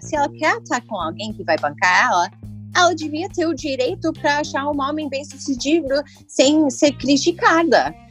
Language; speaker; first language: Portuguese; early bilingual, heritage; English